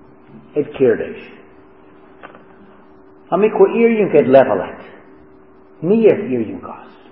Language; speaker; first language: Hungarian; non-native, fluent; English